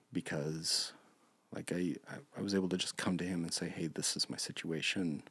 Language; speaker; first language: English; native; English